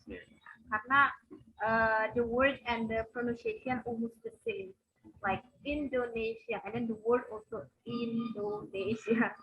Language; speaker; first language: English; non-native, fluent; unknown